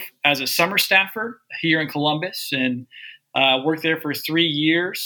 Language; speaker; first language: English; native; English